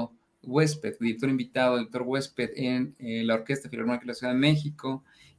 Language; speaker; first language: Spanish; native; Spanish